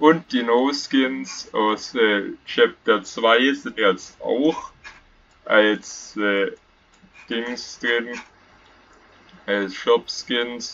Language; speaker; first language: German; native; German